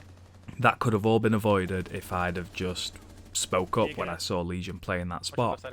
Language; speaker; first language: English; native; English